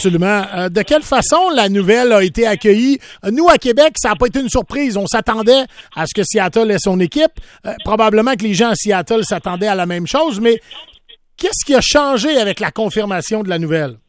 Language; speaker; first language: French; native; French